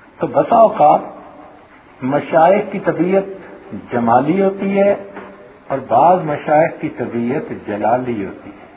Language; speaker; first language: Urdu; non-native, local second language; Punjabi